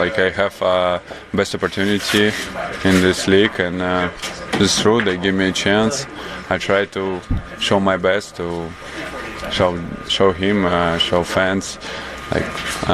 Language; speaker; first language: English; non-native, learner; Russian